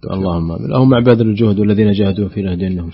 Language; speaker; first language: Arabic; native; Arabic